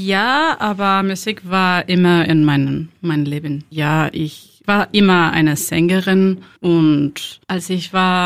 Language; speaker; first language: German; non-native, learner; Spanish